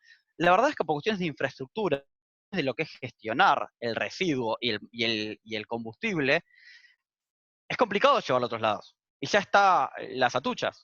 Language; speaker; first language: Spanish; native; Spanish